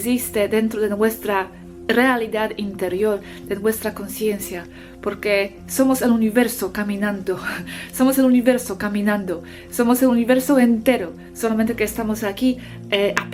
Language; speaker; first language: Spanish; non-native, fluent; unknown